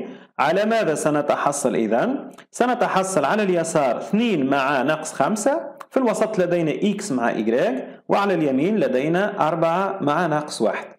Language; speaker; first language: Arabic; native; Arabic